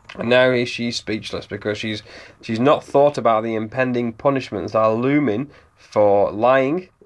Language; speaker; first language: English; native; English